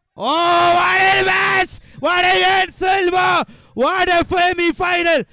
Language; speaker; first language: English; non-native, local second language; Malayalam